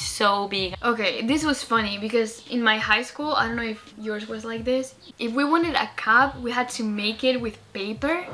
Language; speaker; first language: English; non-native, fluent; Spanish